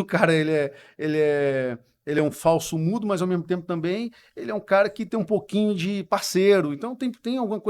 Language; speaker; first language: Portuguese; native; Portuguese